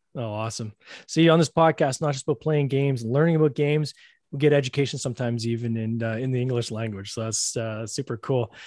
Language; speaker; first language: English; native; English